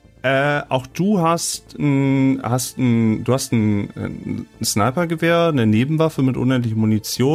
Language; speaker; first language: German; native; German